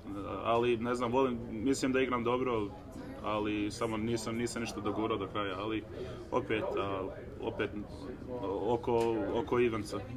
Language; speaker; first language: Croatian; early bilingual, heritage; Serbian